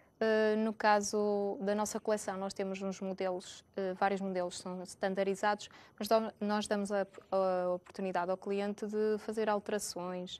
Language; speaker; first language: Portuguese; native; Portuguese